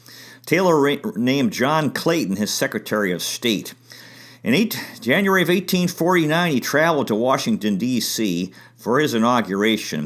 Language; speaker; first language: English; native; English